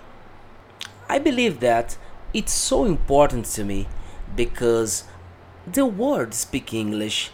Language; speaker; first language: English; non-native, learner; Portuguese